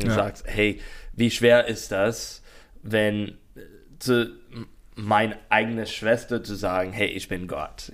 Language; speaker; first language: German; non-native, learner; English